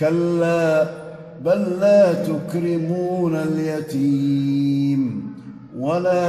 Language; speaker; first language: Arabic; native; Arabic